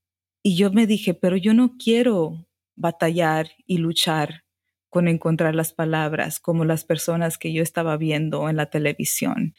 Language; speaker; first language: Spanish; early bilingual, heritage; Spanish